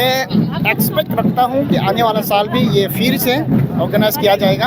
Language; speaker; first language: Hindi; non-native, local second language; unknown